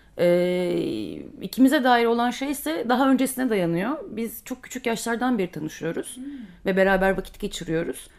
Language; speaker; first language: Turkish; native; Turkish